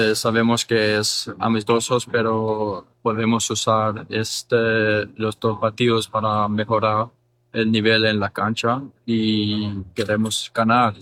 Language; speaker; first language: Spanish; early bilingual, heritage; English